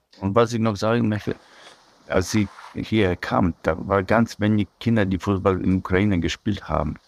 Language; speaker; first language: German; non-native, fluent; Polish